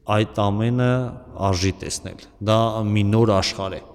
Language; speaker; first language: Armenian; native; Armenian